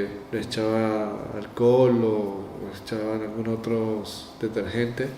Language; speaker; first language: Spanish; native; Spanish